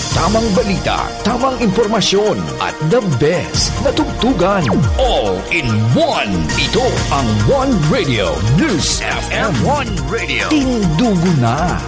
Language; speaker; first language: Filipino; non-native, local second language; Bikol